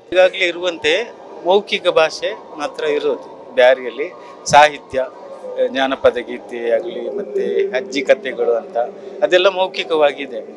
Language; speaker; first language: Kannada; non-native, local second language; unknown